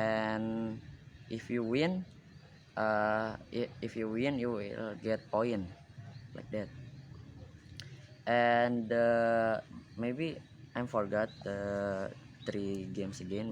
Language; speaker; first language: English; non-native, learner; Indonesian